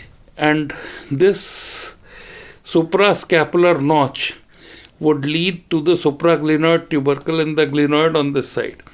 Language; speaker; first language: English; non-native, local second language; Hindi